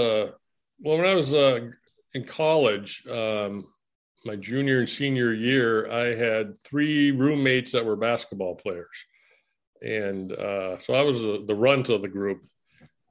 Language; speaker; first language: English; native; English